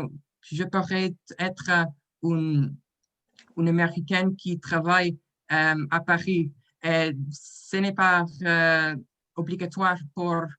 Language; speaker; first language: French; non-native, learner; English